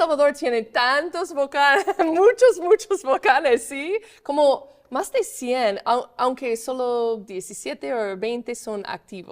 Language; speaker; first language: Spanish; non-native, fluent; English